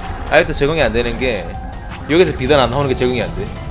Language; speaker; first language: Korean; native; Korean